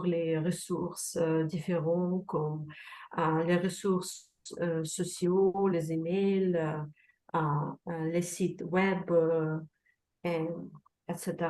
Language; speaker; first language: French; non-native, learner; Russian